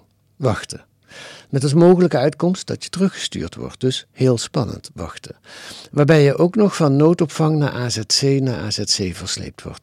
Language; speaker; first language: Dutch; native; Dutch